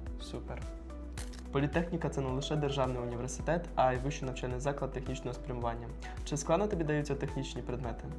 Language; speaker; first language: Ukrainian; native; Ukrainian